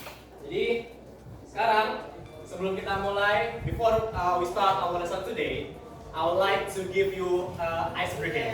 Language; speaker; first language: English; non-native, learner; Indonesian